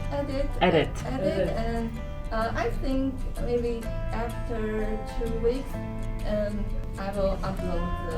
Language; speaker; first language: English; non-native, learner; Chinese